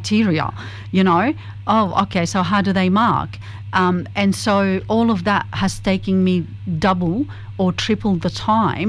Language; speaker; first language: English; non-native, fluent; Arabic